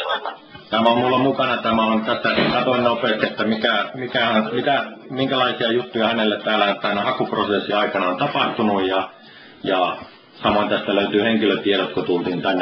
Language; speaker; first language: Finnish; native; Finnish